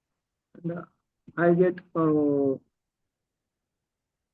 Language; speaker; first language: English; non-native, learner; Marathi